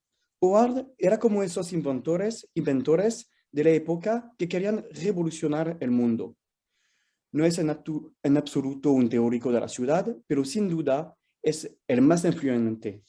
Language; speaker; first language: Spanish; non-native, fluent; French